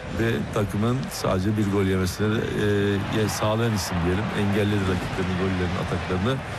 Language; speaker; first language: Turkish; native; Turkish